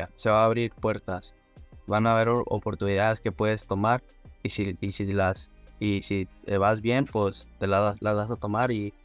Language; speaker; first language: Spanish; early bilingual, heritage; Spanish